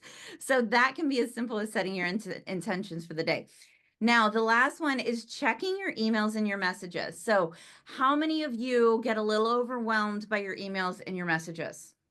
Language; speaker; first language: English; native; English